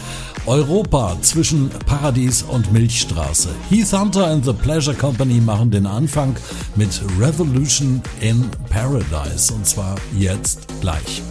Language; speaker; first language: German; native; German